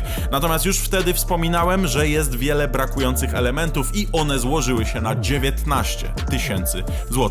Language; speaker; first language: Polish; native; Polish